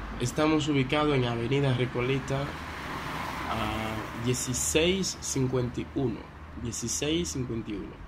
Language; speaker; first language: Spanish; non-native, fluent; Haitian Creole